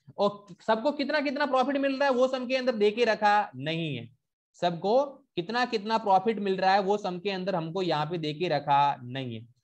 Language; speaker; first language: Hindi; non-native, local second language; Gujarati